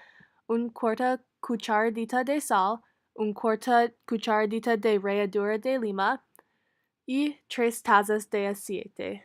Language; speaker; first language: Spanish; non-native, learner; English